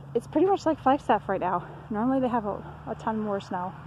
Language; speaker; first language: English; native; English